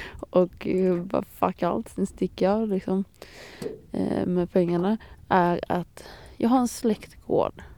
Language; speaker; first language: Swedish; native; Swedish